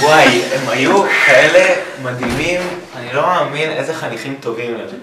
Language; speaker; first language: Hebrew; native; Hebrew